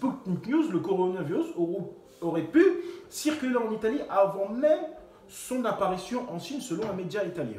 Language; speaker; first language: French; native; French